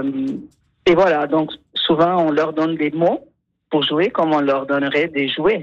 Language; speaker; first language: French; non-native, fluent; Spanish